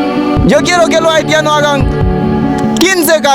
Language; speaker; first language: Spanish; native; Spanish